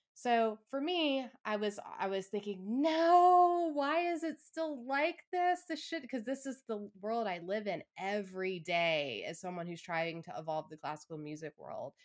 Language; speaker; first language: English; native; English